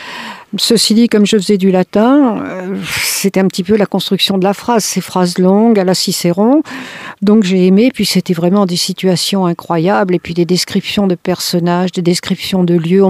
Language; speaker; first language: French; native; French